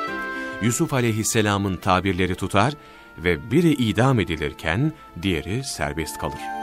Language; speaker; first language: Turkish; native; Turkish